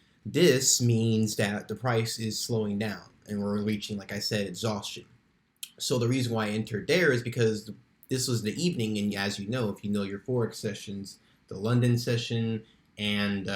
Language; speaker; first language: English; native; English